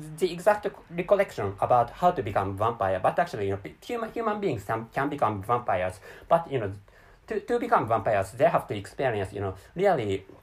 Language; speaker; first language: English; non-native, learner; Japanese